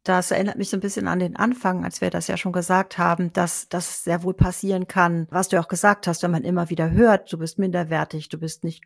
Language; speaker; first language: German; native; German